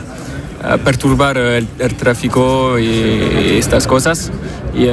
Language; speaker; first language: Spanish; non-native, learner; French